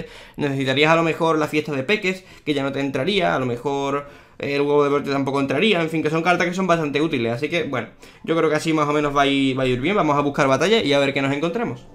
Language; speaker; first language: Spanish; native; Spanish